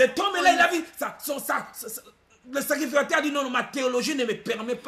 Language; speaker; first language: French; non-native, local second language; Lingala